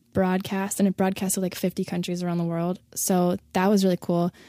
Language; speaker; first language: English; native; English